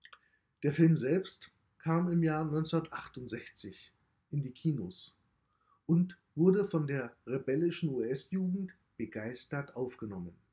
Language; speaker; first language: German; native; German